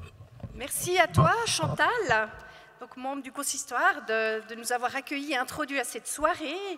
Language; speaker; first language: French; native; French